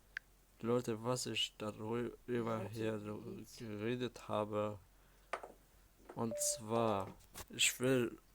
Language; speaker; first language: German; early bilingual, other home language; Arabic